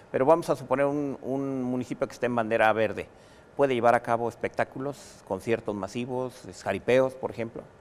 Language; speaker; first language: Spanish; native; Spanish